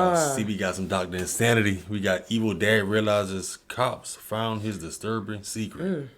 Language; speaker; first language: English; native; English